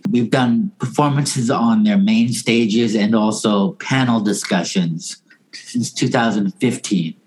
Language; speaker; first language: English; native; English